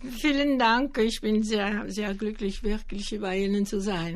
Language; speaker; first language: German; non-native, learner; Greek